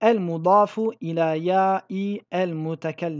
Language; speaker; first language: Arabic; non-native, fluent; French